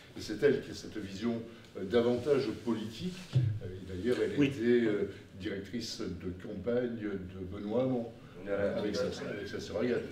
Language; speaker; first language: French; native; French